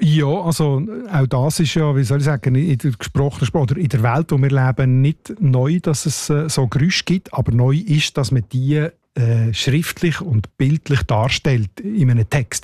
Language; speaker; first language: German; native; German